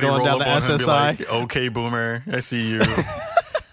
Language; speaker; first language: English; native; English